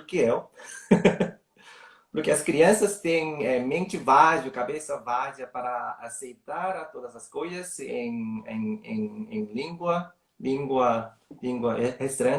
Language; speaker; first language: Portuguese; non-native, learner; Korean